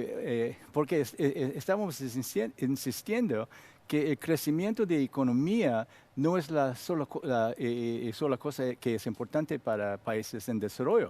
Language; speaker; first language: Spanish; non-native, learner; Korean